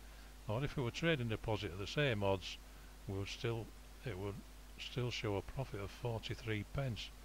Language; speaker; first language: English; native; English